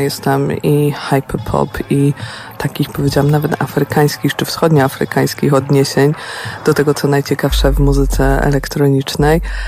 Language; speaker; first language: Polish; native; Polish